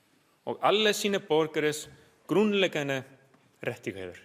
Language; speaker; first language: Danish; non-native, fluent; Icelandic